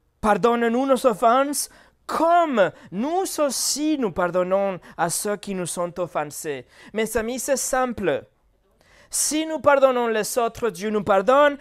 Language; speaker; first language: French; non-native, fluent; Spanish